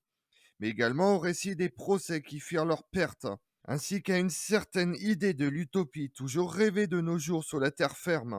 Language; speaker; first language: French; native; French